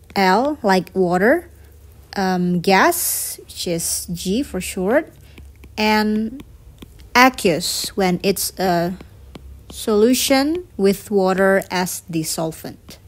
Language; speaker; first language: English; non-native, fluent; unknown